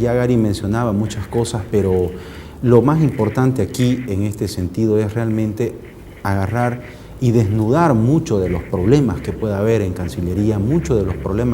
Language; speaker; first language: Spanish; native; Spanish